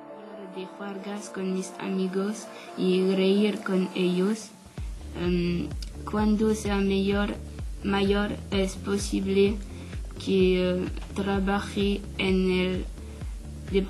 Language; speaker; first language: Spanish; non-native, learner; French